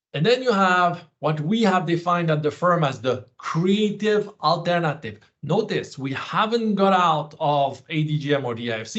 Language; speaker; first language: English; non-native, fluent; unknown